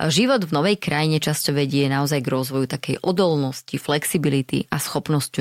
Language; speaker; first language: Slovak; native; Slovak